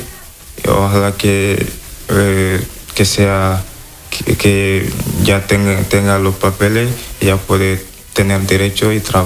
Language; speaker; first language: Spanish; non-native, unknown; Wolof